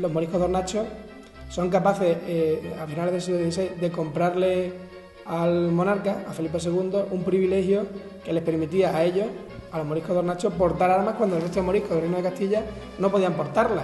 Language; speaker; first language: Spanish; native; Spanish